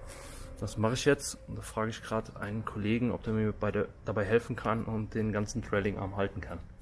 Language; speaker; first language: German; native; German